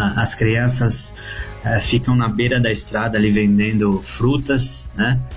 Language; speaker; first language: Portuguese; native; Portuguese